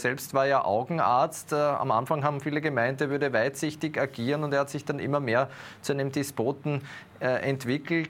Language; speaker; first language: German; native; German